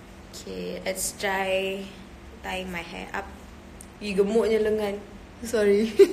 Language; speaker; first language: English; non-native, local second language; Malay